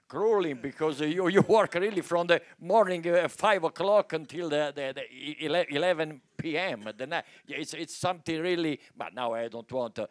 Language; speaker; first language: English; non-native, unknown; Italian